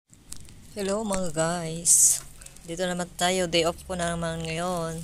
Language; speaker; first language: Filipino; native; Filipino